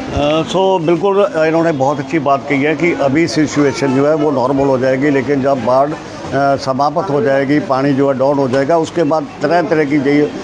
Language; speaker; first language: Hindi; non-native, local second language; Punjabi